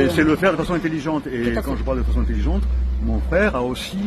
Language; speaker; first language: French; native; French